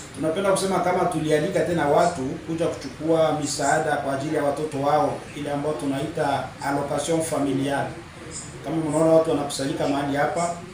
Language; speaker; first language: Swahili; native; Swahili